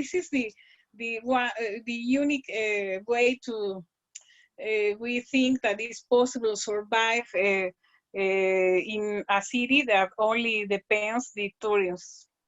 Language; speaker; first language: English; non-native, learner; Spanish